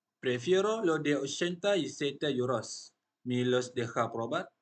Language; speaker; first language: Spanish; non-native, learner; Malay